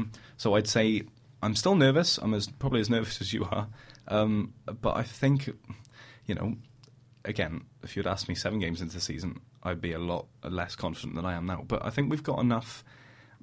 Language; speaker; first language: English; native; English